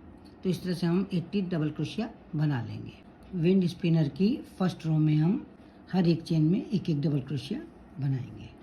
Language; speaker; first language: Hindi; native; Hindi